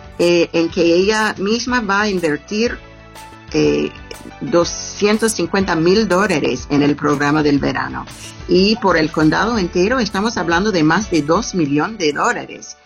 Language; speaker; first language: Spanish; non-native, learner; English